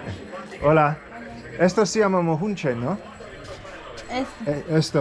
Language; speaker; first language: Spanish; non-native, learner; English